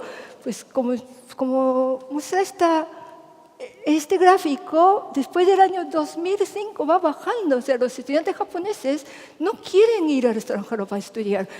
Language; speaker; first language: Spanish; non-native, fluent; Japanese